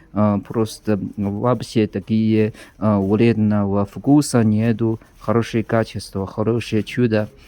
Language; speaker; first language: Russian; non-native, learner; Chinese